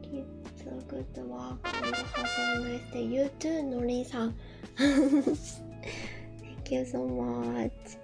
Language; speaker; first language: English; non-native, learner; Japanese